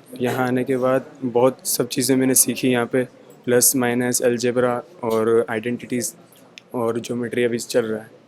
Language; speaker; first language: Hindi; native; Hindi